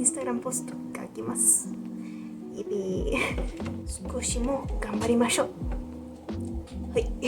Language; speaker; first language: Japanese; non-native, learner; Spanish